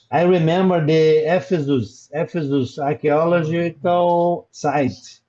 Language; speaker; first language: English; non-native, learner; Portuguese